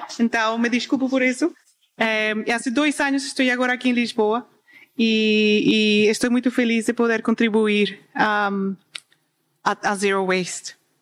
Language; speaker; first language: Portuguese; non-native, learner; Spanish